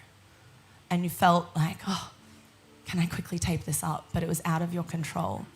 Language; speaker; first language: English; native; English